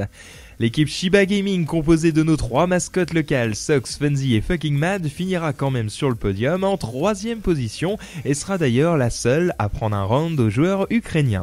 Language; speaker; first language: French; native; French